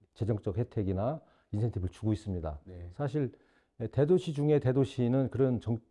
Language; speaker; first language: Korean; native; Korean